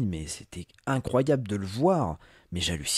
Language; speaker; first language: French; native; French